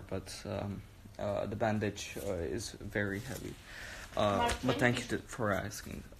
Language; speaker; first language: English; non-native, learner; Russian